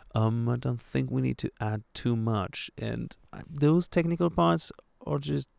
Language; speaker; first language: English; non-native, fluent; French